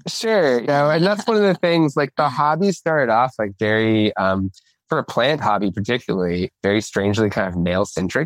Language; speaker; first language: English; native; English